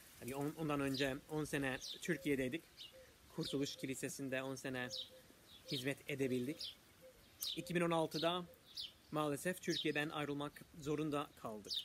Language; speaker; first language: Turkish; non-native, fluent; English